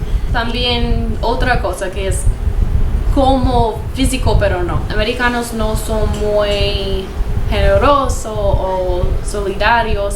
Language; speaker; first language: Spanish; non-native, learner; English